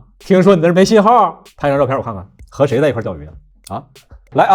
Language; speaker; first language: Chinese; native; Chinese